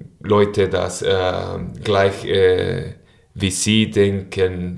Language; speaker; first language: German; non-native, learner; Spanish